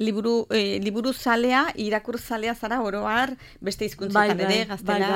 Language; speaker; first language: Basque; native; Basque